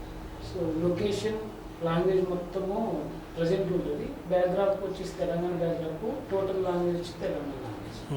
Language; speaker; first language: Telugu; native; Telugu